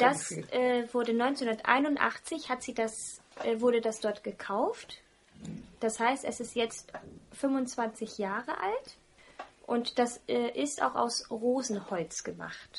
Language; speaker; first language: German; early bilingual, other home language; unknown